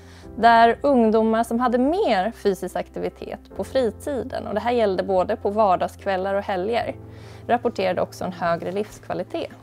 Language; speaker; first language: Swedish; native; Swedish